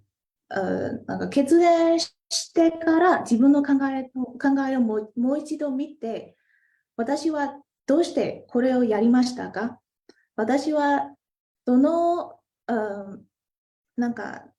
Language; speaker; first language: Japanese; non-native, fluent; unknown